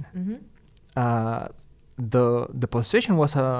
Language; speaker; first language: English; non-native, fluent; Spanish